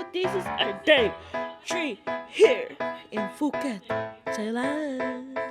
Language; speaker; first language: English; non-native, local second language; Filipino